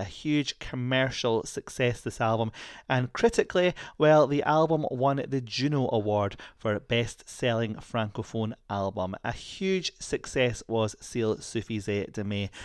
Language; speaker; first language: English; native; English